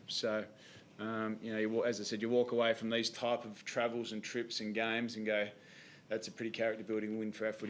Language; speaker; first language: English; native; English